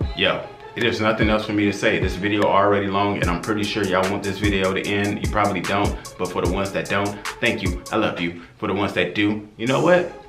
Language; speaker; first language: English; native; English